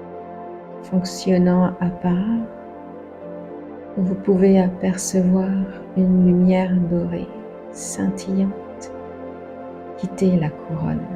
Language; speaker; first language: French; native; French